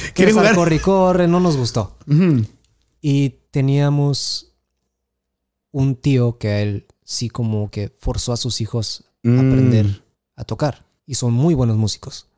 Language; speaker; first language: Spanish; early bilingual, heritage; Spanish